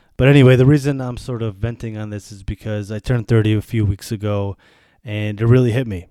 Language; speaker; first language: English; early bilingual, other home language; Bosnian